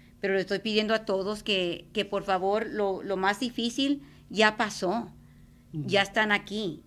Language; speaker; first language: Spanish; native; Spanish